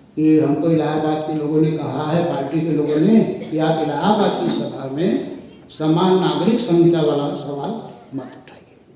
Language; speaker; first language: Hindi; native; Hindi